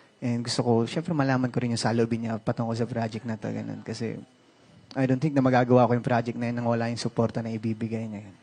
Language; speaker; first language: Filipino; native; Filipino